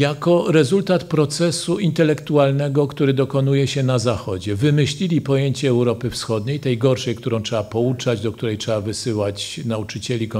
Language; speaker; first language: Polish; native; Polish